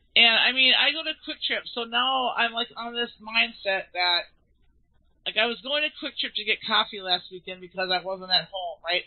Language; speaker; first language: English; native; English